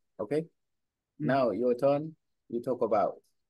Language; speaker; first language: English; non-native, learner; Korean